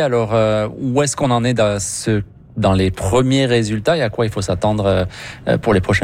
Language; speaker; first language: French; native; French